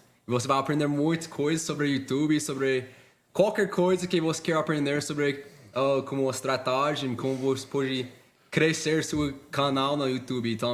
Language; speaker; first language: Portuguese; non-native, fluent; English